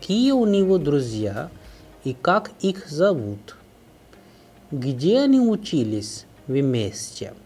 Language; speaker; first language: Russian; non-native, fluent; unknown